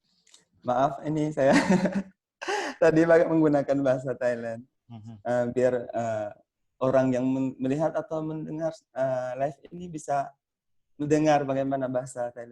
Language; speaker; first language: Indonesian; non-native, fluent; Thai